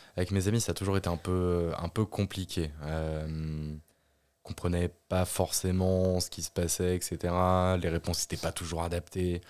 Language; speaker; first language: French; native; French